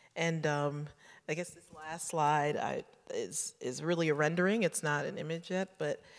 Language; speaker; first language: English; native; English